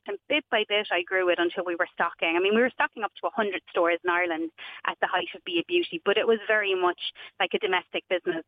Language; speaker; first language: English; native; English